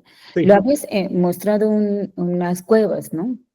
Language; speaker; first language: Spanish; non-native, fluent; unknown